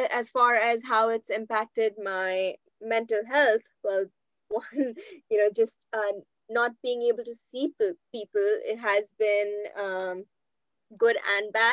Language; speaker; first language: English; non-native, local second language; Hindi